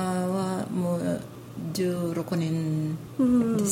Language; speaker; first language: Japanese; non-native, learner; Filipino